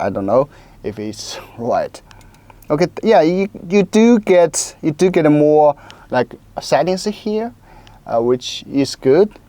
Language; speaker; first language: English; non-native, local second language; Chinese